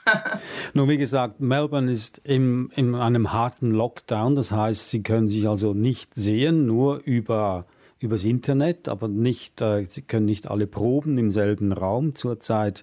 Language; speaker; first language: German; native; German